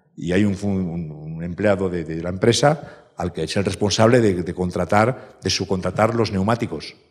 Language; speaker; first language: Spanish; native; Spanish